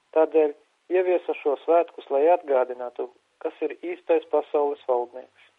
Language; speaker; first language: Latvian; native; Latvian